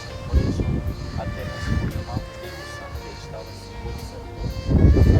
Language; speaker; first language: Portuguese; non-native, fluent; Turkish